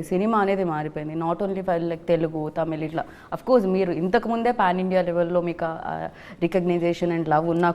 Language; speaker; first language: Telugu; native; Telugu